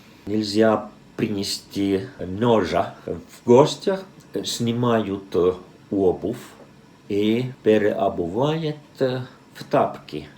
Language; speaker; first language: Russian; non-native, fluent; Finnish